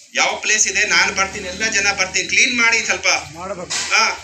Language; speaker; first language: Kannada; non-native, learner; Hindi